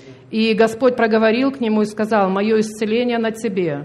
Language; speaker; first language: Russian; native; Russian